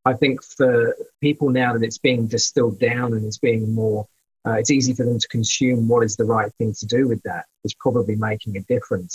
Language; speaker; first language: English; native; English